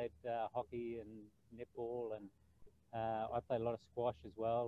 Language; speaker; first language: English; native; English